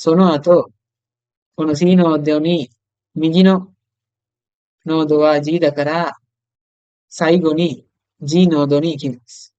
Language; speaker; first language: Japanese; non-native, fluent; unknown